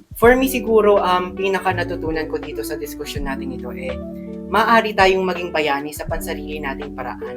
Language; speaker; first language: Filipino; non-native, local second language; Iloko